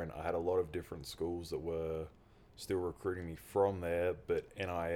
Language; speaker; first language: English; native; English